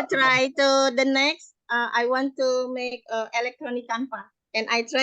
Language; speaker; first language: English; non-native, learner; Indonesian